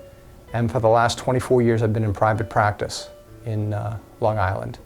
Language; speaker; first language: English; native; English